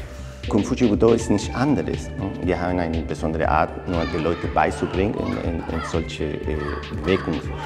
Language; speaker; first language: German; non-native, fluent; Spanish